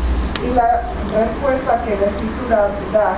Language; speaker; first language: Spanish; native; Spanish